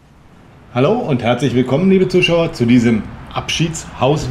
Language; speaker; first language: German; native; German